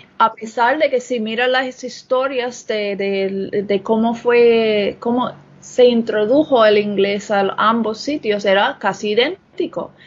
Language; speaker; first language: Spanish; non-native, fluent; English